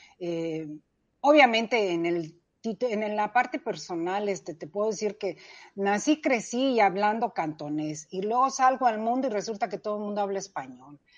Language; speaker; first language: Spanish; early bilingual, other home language; Cantonese